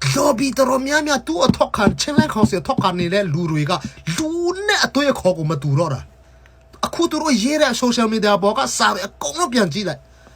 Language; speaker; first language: Burmese; non-native, local second language; Hakha Chin